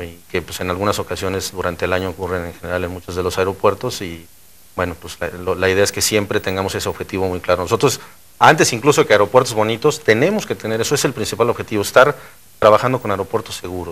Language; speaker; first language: Spanish; native; Spanish